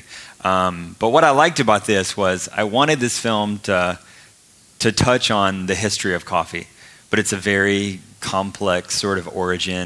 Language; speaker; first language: English; native; English